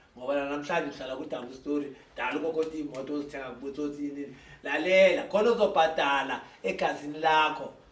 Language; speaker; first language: Zulu; native; Zulu